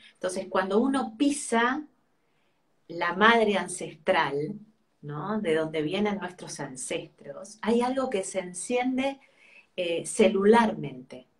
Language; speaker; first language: Spanish; native; Spanish